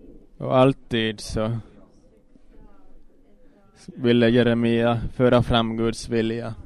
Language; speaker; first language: Swedish; non-native, local second language; Finnish